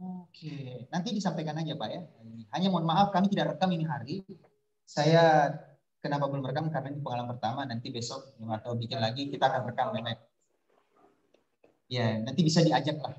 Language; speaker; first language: Indonesian; native; Indonesian